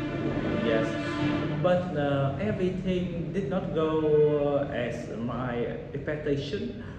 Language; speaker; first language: English; non-native, learner; Vietnamese